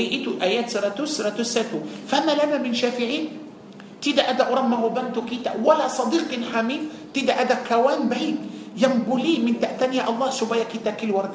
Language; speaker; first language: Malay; non-native, fluent; Arabic